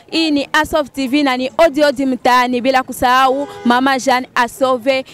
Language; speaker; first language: Swahili; native; Swahili